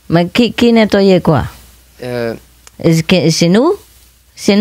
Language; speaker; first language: French; non-native, learner; Vietnamese